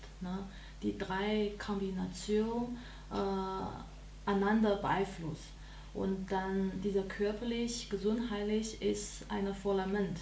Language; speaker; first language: German; non-native, learner; Chinese